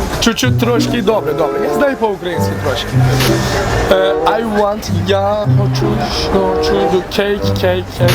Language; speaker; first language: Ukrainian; non-native, learner; Turkish